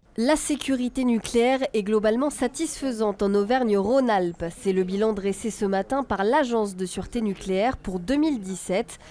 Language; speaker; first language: French; native; French